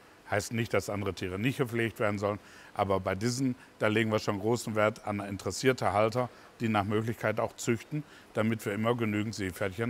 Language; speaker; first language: German; native; German